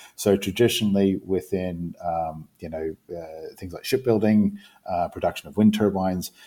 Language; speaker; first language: English; native; English